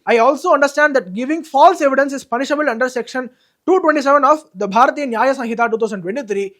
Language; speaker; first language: English; non-native, local second language; Tamil